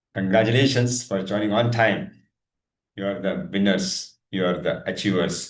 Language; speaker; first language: English; non-native, local second language; Kannada